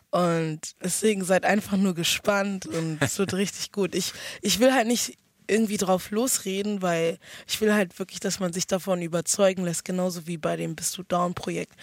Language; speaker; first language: German; early bilingual, other home language; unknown